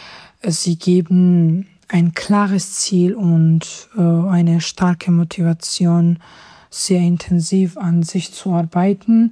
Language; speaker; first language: German; non-native, fluent; Georgian